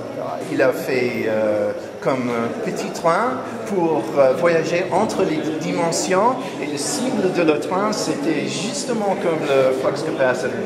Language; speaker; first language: French; non-native, fluent; English